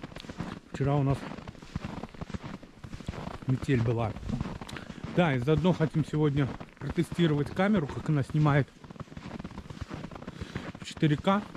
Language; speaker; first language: Russian; native; Russian